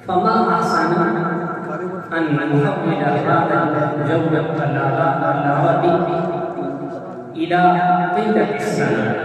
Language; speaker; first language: Arabic; non-native, fluent; Urdu